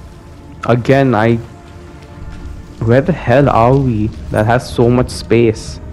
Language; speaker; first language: English; native; English